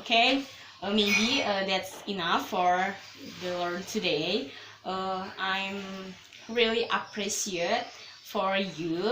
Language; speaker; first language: English; non-native, learner; Indonesian